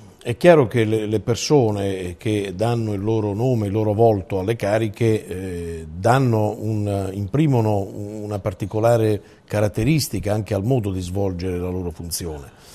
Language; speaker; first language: Italian; native; Italian